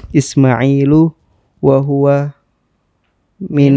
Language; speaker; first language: Arabic; non-native, learner; Indonesian